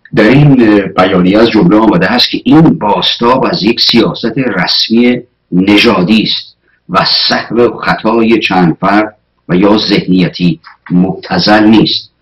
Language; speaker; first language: Persian; native; Persian